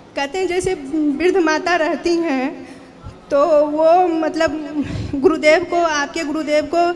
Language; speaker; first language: Hindi; native; Hindi